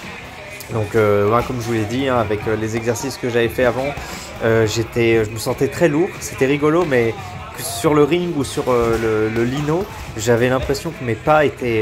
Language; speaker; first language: French; native; French